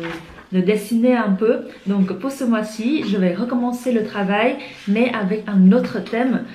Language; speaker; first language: French; non-native, fluent; Vietnamese